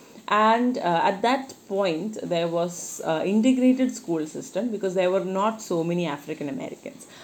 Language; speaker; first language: English; non-native, local second language; Malayalam